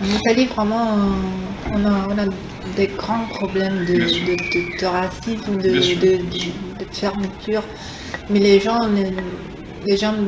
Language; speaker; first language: French; non-native, fluent; Italian